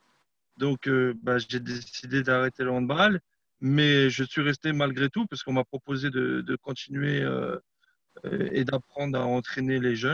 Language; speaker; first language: French; non-native, fluent; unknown